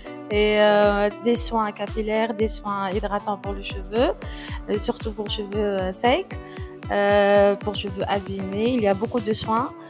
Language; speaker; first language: French; non-native, learner; Arabic